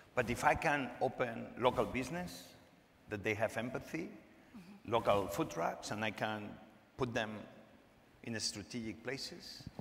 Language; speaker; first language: English; non-native, fluent; Spanish